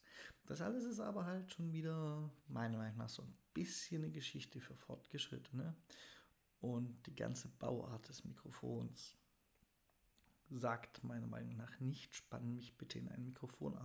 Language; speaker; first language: German; native; German